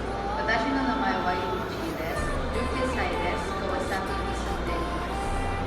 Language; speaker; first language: Japanese; non-native, learner; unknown